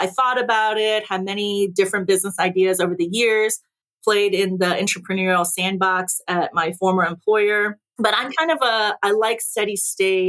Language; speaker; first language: English; early bilingual, other home language; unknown